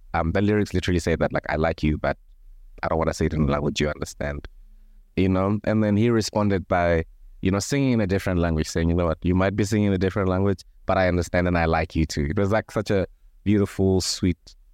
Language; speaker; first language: English; non-native, local second language; Venda